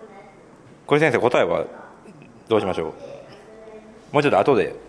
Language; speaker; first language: Japanese; native; Japanese